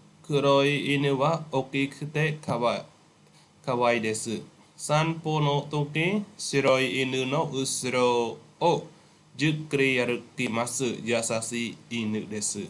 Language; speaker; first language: Japanese; non-native, fluent; Khmer